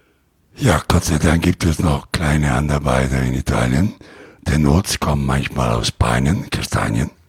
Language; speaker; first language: German; non-native, learner; Italian